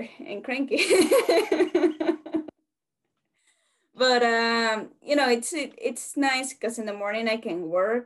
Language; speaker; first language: English; non-native, fluent; Spanish